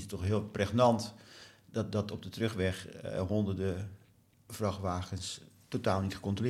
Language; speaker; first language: Dutch; native; Dutch